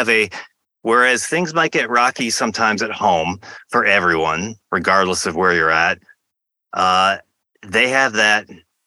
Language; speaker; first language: English; native; English